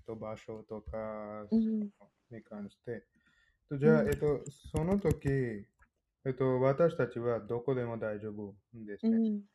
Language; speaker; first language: Japanese; non-native, learner; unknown